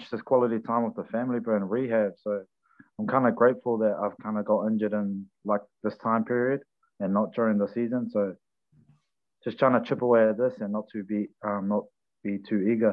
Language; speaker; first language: English; native; English